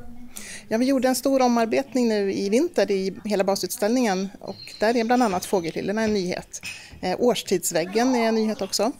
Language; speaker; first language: Swedish; native; Swedish